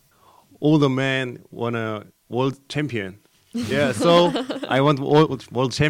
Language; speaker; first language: English; non-native, learner; Korean